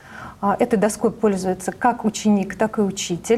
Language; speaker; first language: Russian; native; Russian